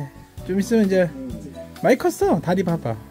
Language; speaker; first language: Korean; native; Korean